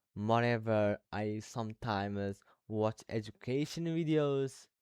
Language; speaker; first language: English; non-native, learner; Uzbek